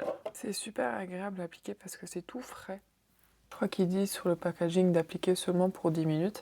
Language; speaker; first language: French; native; French